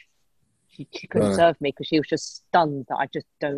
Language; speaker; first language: English; native; English